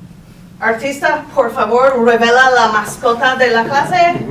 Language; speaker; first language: Spanish; non-native, fluent; English